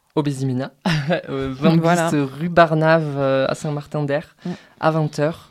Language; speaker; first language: French; native; French